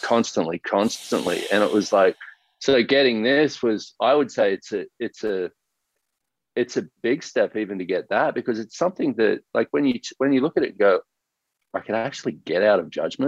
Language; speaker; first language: English; native; English